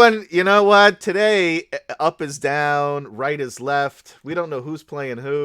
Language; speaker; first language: English; native; English